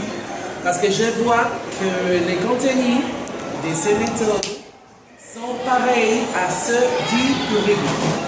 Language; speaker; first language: French; non-native, fluent; Spanish